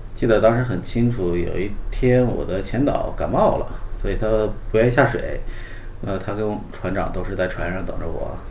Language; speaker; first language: Chinese; native; Chinese